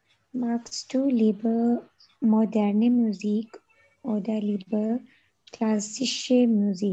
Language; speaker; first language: German; non-native, learner; Urdu